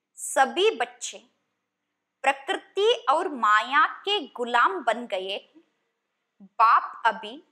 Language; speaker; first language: Hindi; non-native, local second language; Kannada